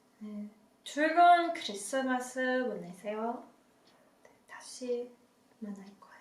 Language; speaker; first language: Korean; non-native, learner; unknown